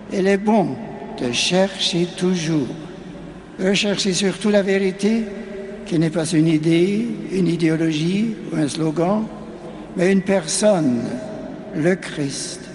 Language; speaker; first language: French; non-native, fluent; German